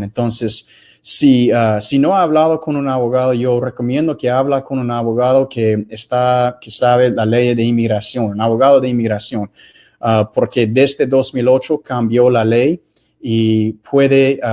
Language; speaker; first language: Spanish; non-native, fluent; English